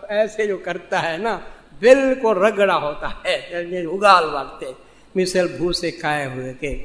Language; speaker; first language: Urdu; non-native, local second language; Saraiki